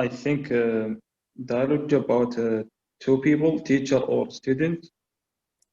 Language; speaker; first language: English; non-native, learner; Arabic